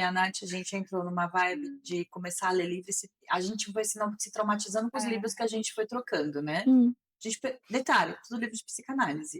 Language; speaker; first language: Portuguese; native; Portuguese